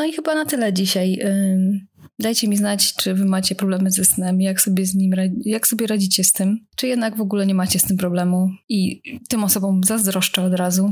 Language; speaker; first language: Polish; native; Polish